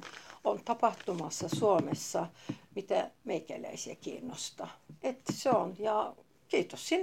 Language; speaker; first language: Finnish; non-native, fluent; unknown